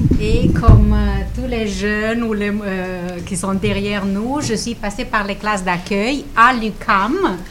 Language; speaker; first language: French; non-native, fluent; Romanian